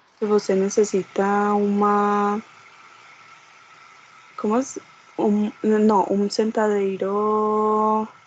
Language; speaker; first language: Portuguese; non-native, learner; Spanish